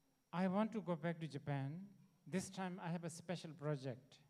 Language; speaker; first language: English; non-native, learner; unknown